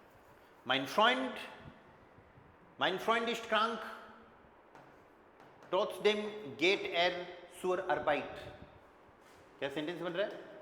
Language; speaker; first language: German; non-native, fluent; Hindi